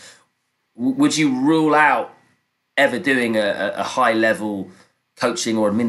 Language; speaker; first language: English; native; English